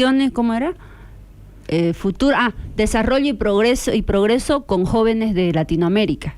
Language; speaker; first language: Spanish; native; Spanish